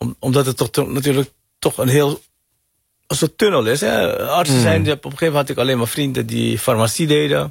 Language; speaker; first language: Dutch; early bilingual, other home language; Hakka Chinese